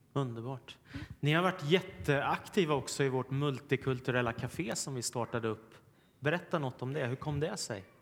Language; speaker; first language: Swedish; native; Swedish